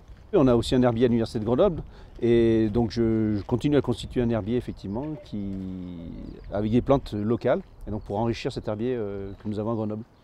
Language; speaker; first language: French; native; French